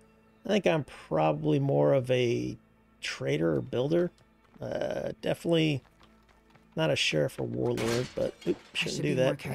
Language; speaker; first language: English; native; English